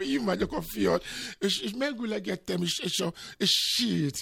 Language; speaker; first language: Hungarian; non-native, learner; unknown